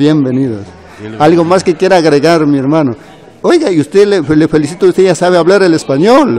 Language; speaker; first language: Spanish; native; Spanish